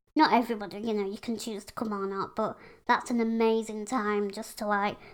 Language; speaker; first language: English; native; English